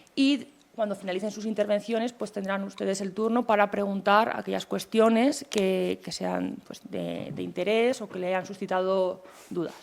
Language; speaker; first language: Spanish; native; Spanish